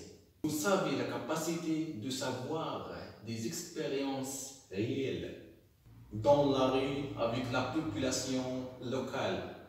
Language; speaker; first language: French; non-native, local second language; Arabic